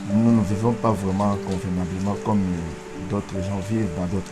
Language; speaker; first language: French; non-native, local second language; Lingala